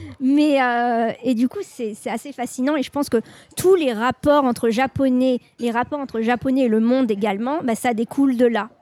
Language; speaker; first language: French; native; French